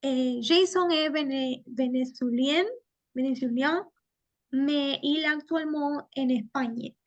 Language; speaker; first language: French; non-native, learner; Spanish